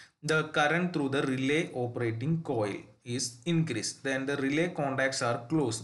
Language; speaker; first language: English; non-native, local second language; Malayalam